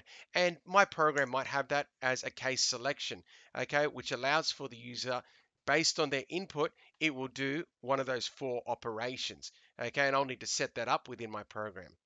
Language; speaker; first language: English; native; English